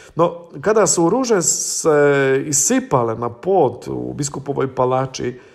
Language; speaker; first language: Croatian; non-native, fluent; Polish